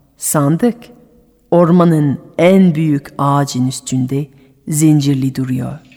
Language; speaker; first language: Turkish; non-native, fluent; French